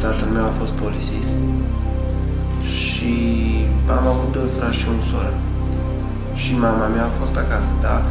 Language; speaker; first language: Romanian; non-native, learner; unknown